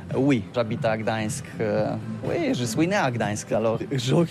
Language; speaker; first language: French; non-native, learner; Polish